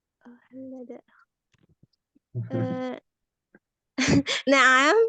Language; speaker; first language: Arabic; non-native, learner; Indonesian